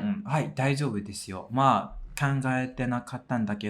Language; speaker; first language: Japanese; non-native, fluent; Burmese